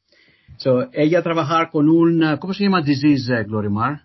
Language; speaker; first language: Spanish; non-native, learner; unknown